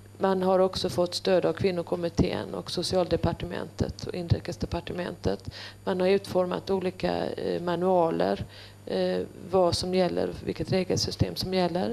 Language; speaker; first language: Swedish; native; Swedish